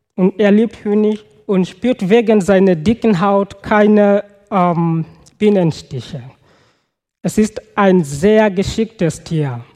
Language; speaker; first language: German; non-native, fluent; Swahili